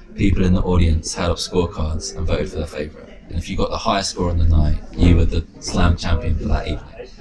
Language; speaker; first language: English; native; English